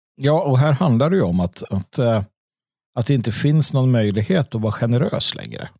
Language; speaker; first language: Swedish; native; Swedish